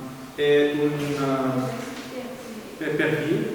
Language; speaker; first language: French; non-native, learner; Portuguese